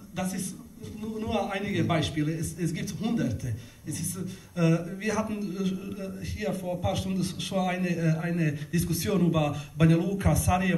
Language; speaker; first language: German; non-native, learner; Bosnian